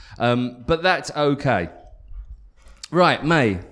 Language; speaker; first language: English; native; English